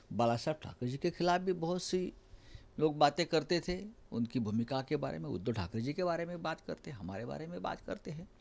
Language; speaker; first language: Hindi; non-native, local second language; Marathi